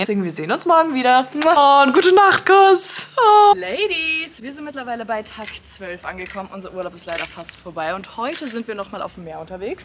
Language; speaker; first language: German; native; German